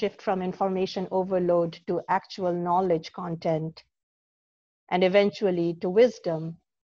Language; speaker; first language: English; non-native, local second language; Bangla